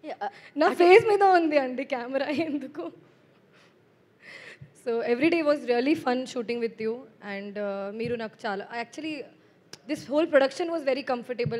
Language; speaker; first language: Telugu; non-native, local second language; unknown